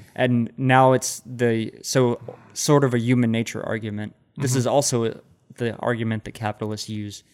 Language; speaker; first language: English; native; English